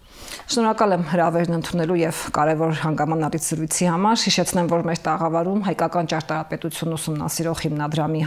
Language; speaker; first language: Armenian; native; Armenian